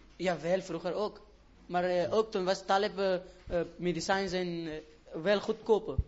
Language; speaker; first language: Dutch; non-native, learner; Persian